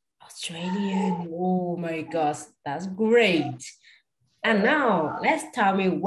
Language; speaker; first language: English; non-native, fluent; Vietnamese